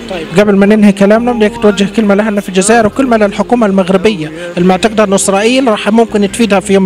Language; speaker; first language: Arabic; native; Arabic